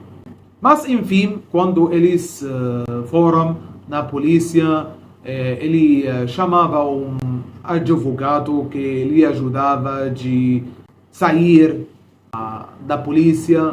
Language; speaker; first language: Portuguese; non-native, fluent; Arabic